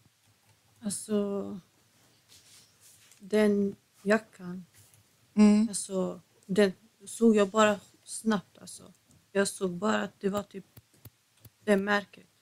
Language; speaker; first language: Swedish; non-native, fluent; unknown